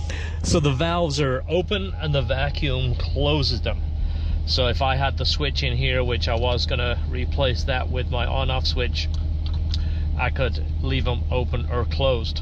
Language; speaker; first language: English; native; English